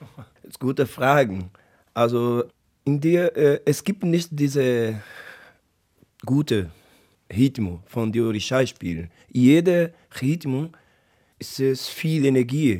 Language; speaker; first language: German; non-native, learner; Portuguese